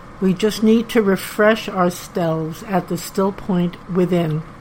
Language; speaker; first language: English; native; English